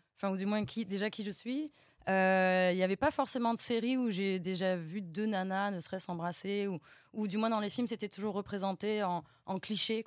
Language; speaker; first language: French; native; French